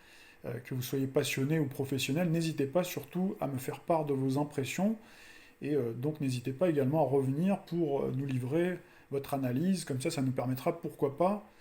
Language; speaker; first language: French; native; French